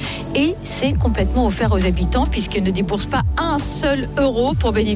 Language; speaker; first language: French; native; French